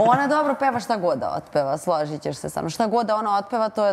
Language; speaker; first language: Bosnian; native; Bosnian